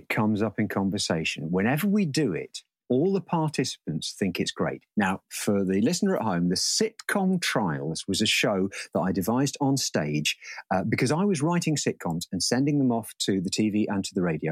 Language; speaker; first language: English; native; English